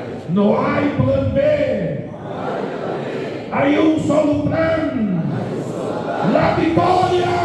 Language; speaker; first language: Spanish; non-native, fluent; Portuguese